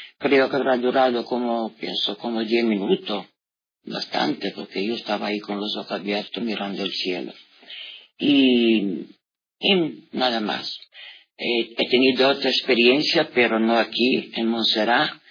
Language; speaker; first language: Spanish; non-native, learner; Italian